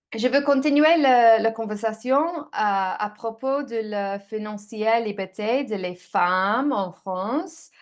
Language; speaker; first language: French; non-native, learner; English